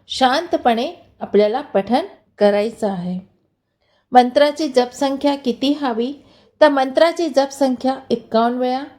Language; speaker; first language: Marathi; non-native, local second language; Hindi